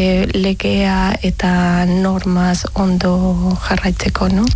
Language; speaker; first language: Basque; non-native, fluent; Spanish